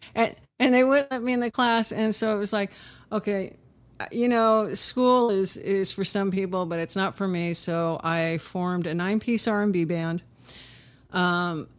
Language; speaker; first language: English; native; English